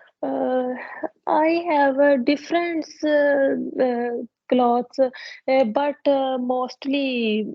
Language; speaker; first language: English; non-native, learner; Punjabi